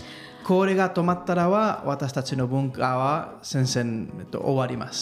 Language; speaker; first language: Japanese; non-native, learner; Catalan